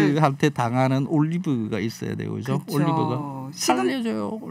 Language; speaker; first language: Korean; native; Korean